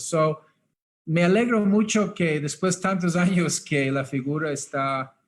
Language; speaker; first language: Spanish; early bilingual, heritage; English